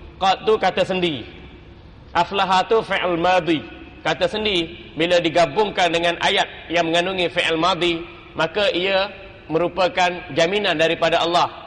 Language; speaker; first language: Malay; native; Malay